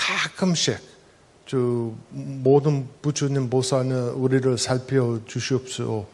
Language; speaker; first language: Korean; non-native, fluent; English